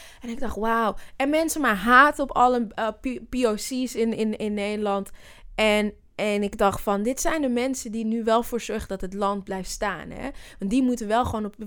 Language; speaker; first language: Dutch; native; Dutch